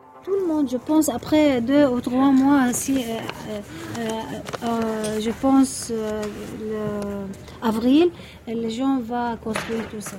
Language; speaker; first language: French; non-native, learner; Arabic